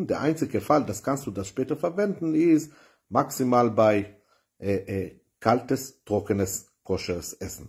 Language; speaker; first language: German; non-native, fluent; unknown